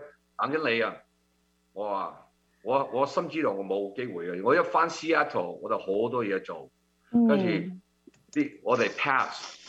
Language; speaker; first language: Cantonese; early bilingual, heritage; Cantonese